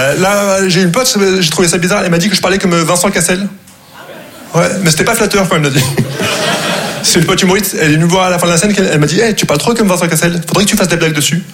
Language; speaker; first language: French; non-native, local second language; Arabic